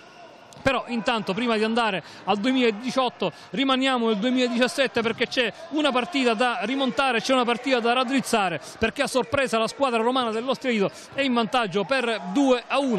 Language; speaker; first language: Italian; native; Italian